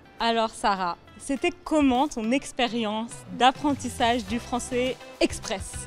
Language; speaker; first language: French; native; French